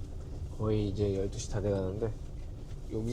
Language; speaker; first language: Korean; native; Korean